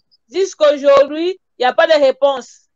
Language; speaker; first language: French; non-native, learner; Portuguese